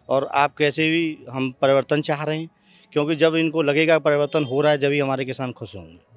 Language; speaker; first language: Hindi; native; Hindi